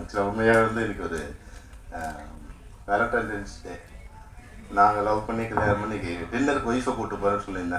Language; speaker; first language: Tamil; native; Tamil